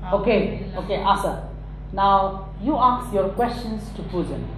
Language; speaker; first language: English; non-native, local second language; Nepali